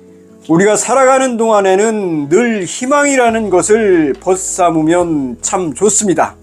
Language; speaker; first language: Korean; native; Korean